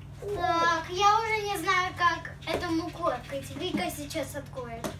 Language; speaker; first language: Russian; early bilingual, heritage; Russian